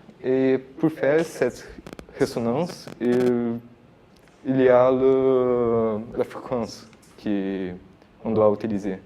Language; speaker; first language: French; non-native, learner; Portuguese